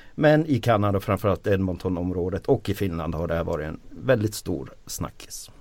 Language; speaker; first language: Swedish; early bilingual, other home language; Finnish